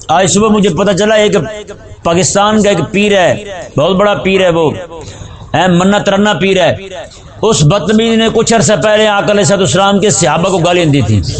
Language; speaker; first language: Urdu; non-native, local second language; Punjabi